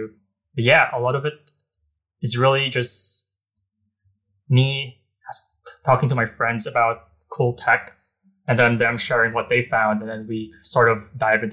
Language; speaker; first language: English; non-native, local second language; Filipino